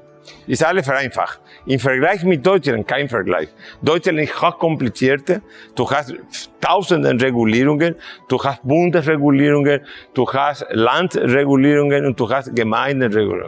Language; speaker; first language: German; non-native, fluent; Spanish